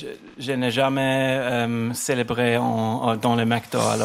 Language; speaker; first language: French; non-native, learner; German